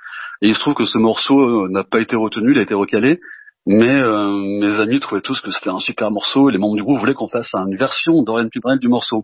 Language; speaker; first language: French; native; French